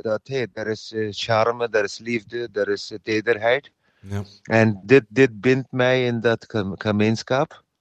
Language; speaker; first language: Dutch; non-native, learner; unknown